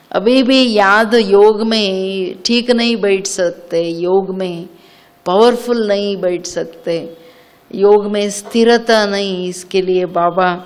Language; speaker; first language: Hindi; non-native, local second language; Kannada